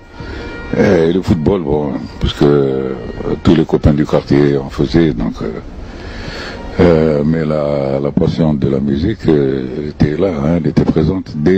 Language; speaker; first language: French; non-native, local second language; Arabic